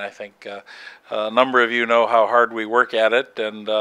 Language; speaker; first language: English; native; English